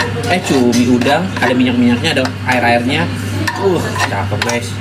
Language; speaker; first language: Indonesian; native; Indonesian